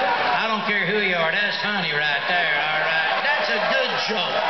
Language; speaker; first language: English; native; English